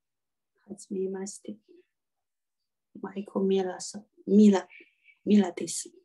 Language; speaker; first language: Japanese; non-native, learner; Chinese